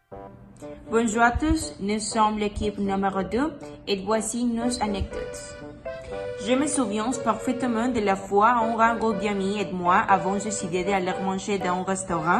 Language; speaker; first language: French; non-native, learner; Spanish